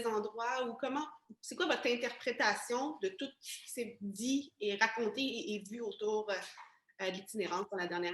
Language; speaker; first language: French; native; French